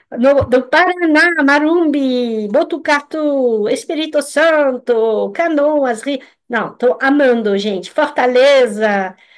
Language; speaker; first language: Portuguese; non-native, fluent; French